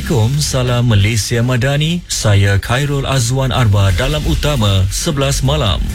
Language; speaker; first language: Malay; native; Malay